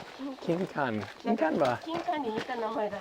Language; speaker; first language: Japanese; native; Japanese